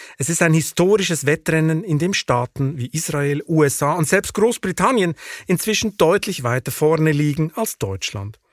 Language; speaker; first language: German; native; German